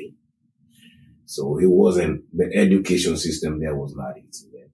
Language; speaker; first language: English; non-native, local second language; Kikuyu